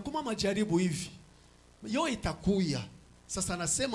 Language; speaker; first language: French; non-native, local second language; Swahili